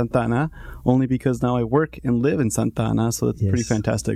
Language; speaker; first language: English; native; English